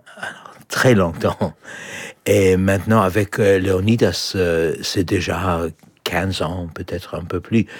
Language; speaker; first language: French; non-native, fluent; English